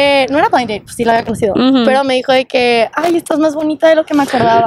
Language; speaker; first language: Spanish; early bilingual, heritage; Spanish